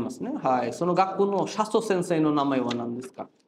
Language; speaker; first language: Japanese; non-native, fluent; Bangla